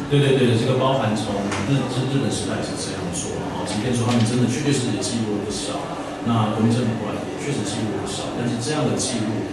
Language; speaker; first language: Chinese; native; Chinese